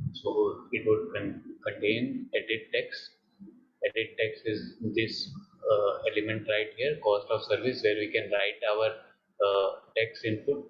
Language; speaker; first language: English; non-native, fluent; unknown